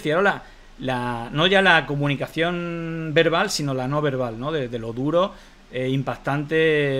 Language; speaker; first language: Spanish; native; Spanish